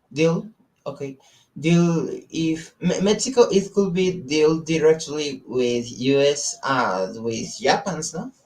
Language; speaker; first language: English; non-native, learner; Spanish